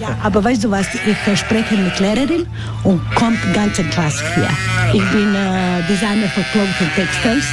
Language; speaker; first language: German; non-native, learner; Croatian